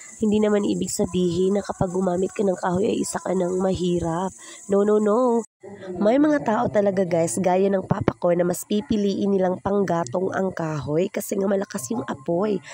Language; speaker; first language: Filipino; non-native, local second language; Cebuano